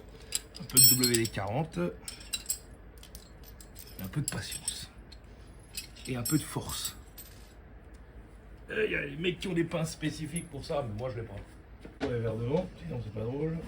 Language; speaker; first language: French; native; French